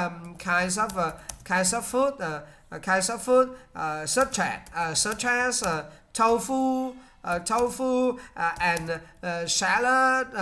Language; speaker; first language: English; non-native, learner; Vietnamese